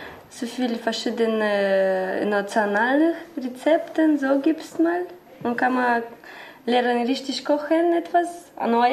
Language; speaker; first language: German; non-native, learner; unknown